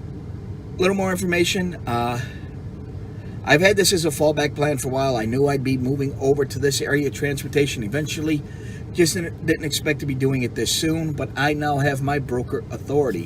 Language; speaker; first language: English; native; English